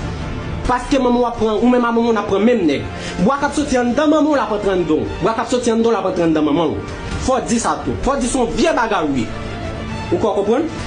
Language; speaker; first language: Haitian Creole; native; Haitian Creole